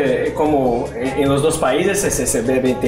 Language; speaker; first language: Spanish; non-native, learner; Portuguese